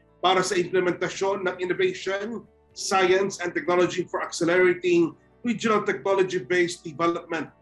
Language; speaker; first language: English; non-native, local second language; Filipino